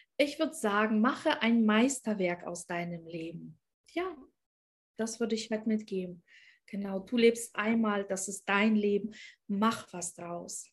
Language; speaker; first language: German; non-native, fluent; Ukrainian